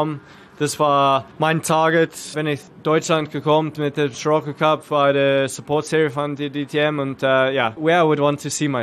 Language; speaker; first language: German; non-native, learner; English